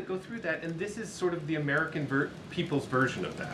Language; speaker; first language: English; native; English